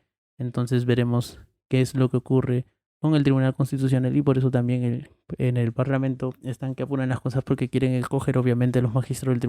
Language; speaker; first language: Spanish; native; Spanish